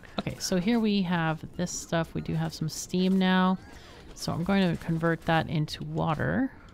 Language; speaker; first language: English; native; English